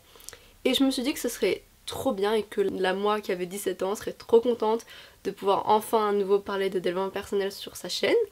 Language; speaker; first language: French; native; French